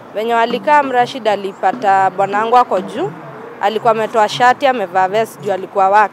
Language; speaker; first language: Swahili; native; Swahili